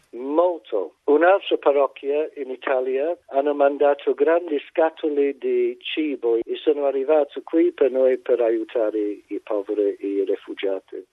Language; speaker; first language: Italian; non-native, fluent; English